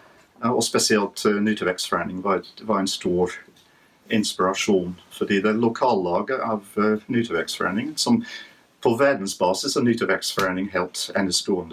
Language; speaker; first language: Norwegian; non-native, fluent; English